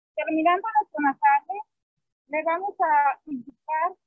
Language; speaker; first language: Spanish; native; Spanish